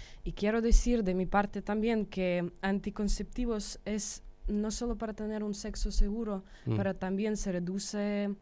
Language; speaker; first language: Spanish; non-native, fluent; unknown